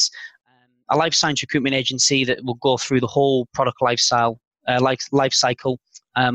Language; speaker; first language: English; native; English